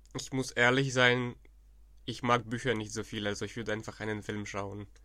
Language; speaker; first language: German; non-native, fluent; Ukrainian